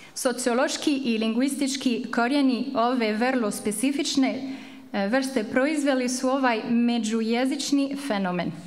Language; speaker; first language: Croatian; non-native, fluent; French